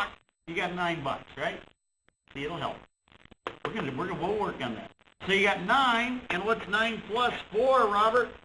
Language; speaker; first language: English; native; English